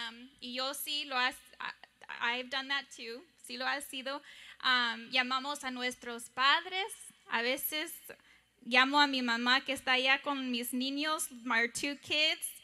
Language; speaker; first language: Spanish; early bilingual, heritage; English